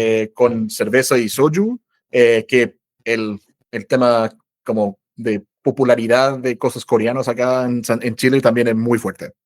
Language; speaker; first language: Spanish; non-native, fluent; English